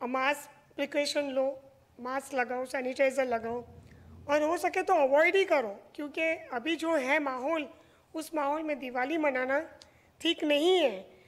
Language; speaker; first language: Hindi; non-native, local second language; Marathi